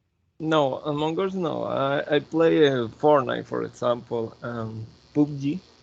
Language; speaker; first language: English; non-native, learner; Spanish